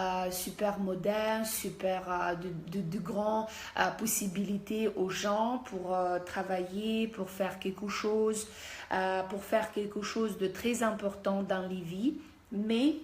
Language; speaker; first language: French; non-native, fluent; Russian